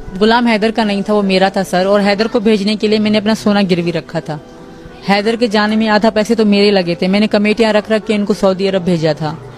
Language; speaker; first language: Urdu; non-native, local second language; Sindhi